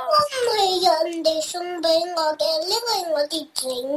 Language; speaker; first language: Cantonese; early bilingual, heritage; Cantonese